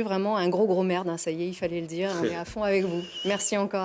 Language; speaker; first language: French; native; French